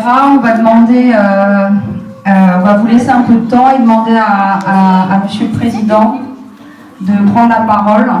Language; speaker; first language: French; native; French